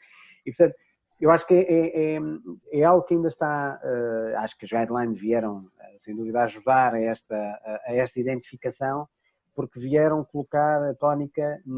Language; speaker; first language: Portuguese; native; Portuguese